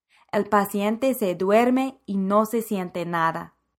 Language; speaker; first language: Spanish; non-native, fluent; English